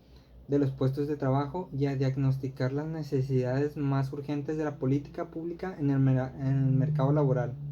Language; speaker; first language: Spanish; native; Spanish